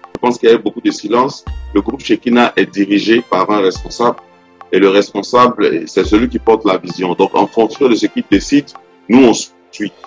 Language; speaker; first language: French; non-native, local second language; Yoruba